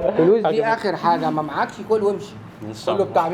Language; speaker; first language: Arabic; native; Arabic